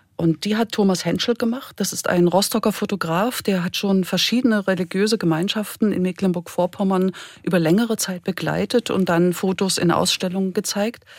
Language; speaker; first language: German; native; German